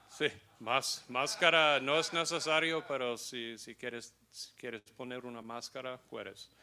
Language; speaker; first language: Spanish; non-native, learner; English